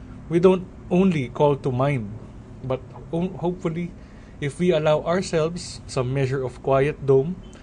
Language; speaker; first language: English; non-native, local second language; Filipino